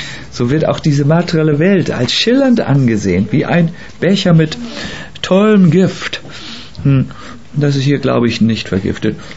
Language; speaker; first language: German; native; German